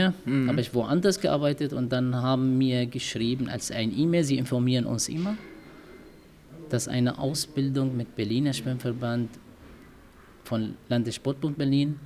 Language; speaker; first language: German; non-native, learner; Arabic